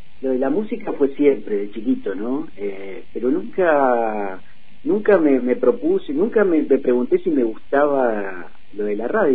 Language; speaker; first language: Spanish; native; Spanish